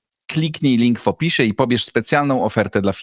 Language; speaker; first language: Polish; native; Polish